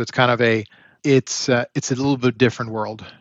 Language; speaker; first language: English; native; English